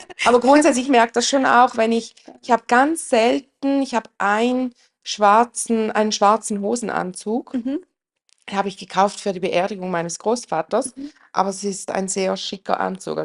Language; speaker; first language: German; native; German